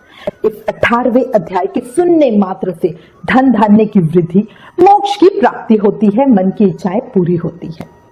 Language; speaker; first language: Hindi; native; Hindi